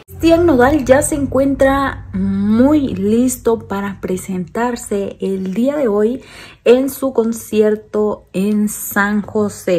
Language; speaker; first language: Spanish; native; Spanish